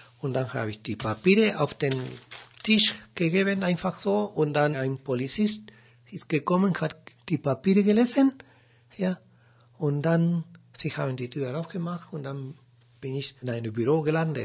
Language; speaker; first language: German; non-native, learner; Spanish